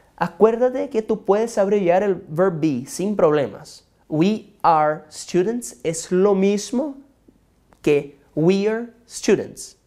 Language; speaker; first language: Spanish; non-native, fluent; Portuguese